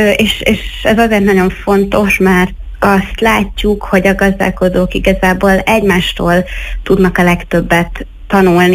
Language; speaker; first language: Hungarian; native; Hungarian